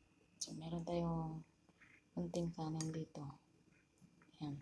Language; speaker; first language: Filipino; native; Filipino